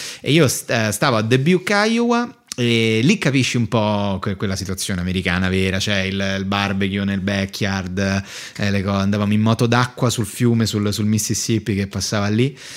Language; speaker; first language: Italian; native; Italian